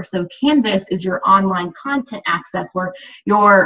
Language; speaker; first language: English; native; English